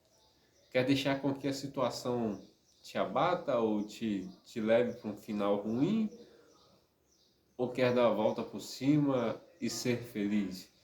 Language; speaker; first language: Portuguese; native; Portuguese